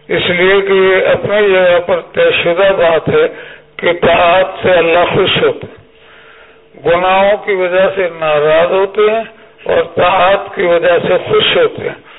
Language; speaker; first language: Urdu; native; Urdu